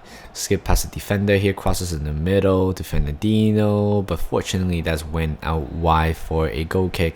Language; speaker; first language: English; non-native, fluent; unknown